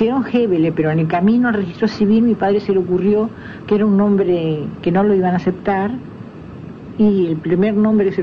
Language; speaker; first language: Spanish; native; Spanish